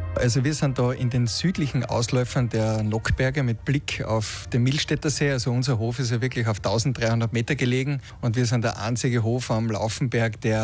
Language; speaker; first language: German; native; German